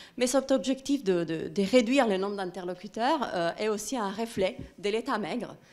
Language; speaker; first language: French; non-native, fluent; Italian